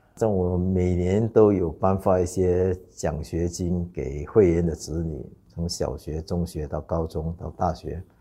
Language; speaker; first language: Chinese; non-native, local second language; Wu Chinese